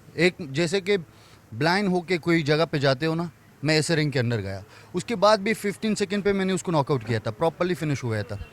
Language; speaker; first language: Hindi; non-native, fluent; Persian